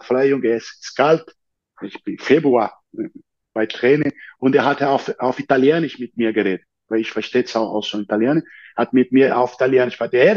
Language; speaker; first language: German; non-native, fluent; Portuguese